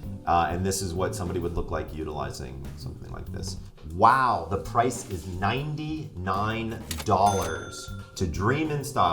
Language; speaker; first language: English; native; English